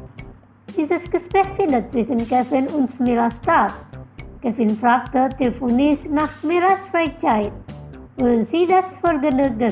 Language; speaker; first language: German; non-native, fluent; Indonesian